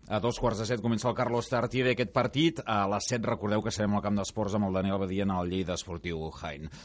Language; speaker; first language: Catalan; native; Catalan